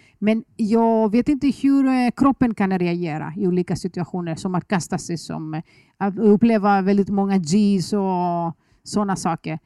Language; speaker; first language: Swedish; non-native, fluent; Greek